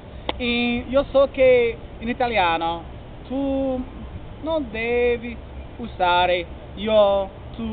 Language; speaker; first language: Italian; non-native, learner; English